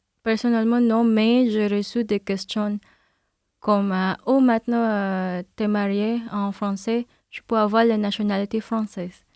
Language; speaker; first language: French; non-native, fluent; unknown